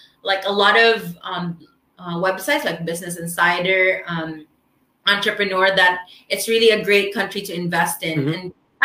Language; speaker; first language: English; non-native, local second language; Filipino